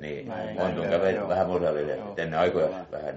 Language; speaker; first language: Finnish; native; Finnish